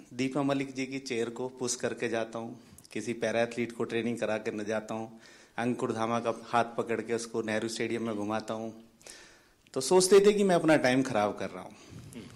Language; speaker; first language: Hindi; native; Hindi